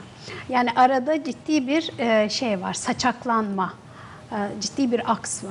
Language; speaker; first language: Turkish; native; Turkish